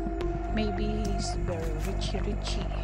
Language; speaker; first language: English; non-native, local second language; Filipino